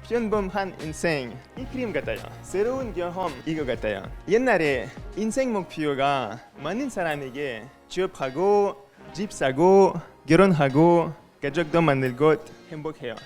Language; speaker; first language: Korean; non-native, learner; French